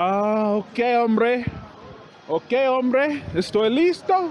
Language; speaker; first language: Spanish; non-native, learner; English